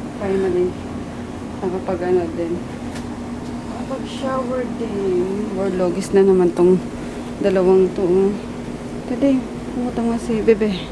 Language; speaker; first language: Filipino; native; Filipino